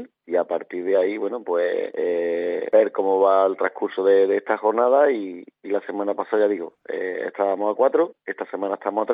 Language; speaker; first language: Spanish; native; Spanish